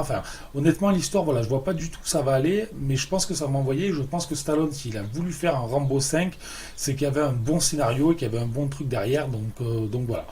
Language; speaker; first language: French; native; French